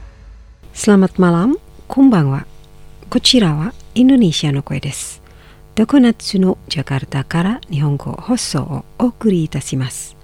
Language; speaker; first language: Japanese; non-native, fluent; Indonesian